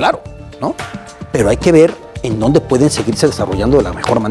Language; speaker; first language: Spanish; native; Spanish